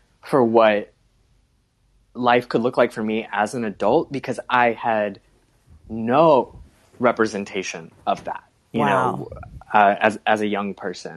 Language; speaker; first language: English; native; English